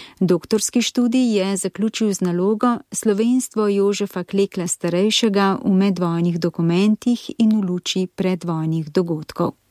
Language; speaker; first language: Slovenian; native; Slovenian